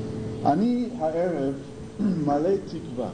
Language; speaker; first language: Hebrew; non-native, fluent; English